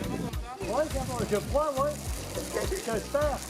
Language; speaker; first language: French; non-native, fluent; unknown